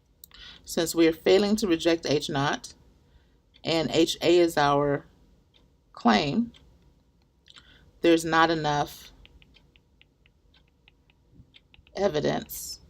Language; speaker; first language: English; native; English